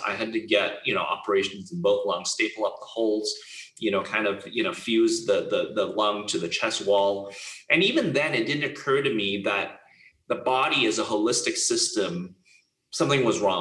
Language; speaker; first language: English; non-native, local second language; Cantonese